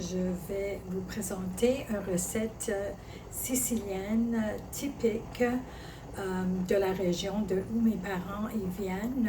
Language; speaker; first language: French; early bilingual, other home language; Italian